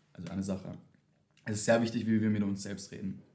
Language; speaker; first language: German; native; German